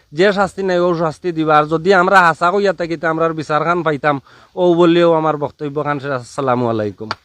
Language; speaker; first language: Bangla; native; Bangla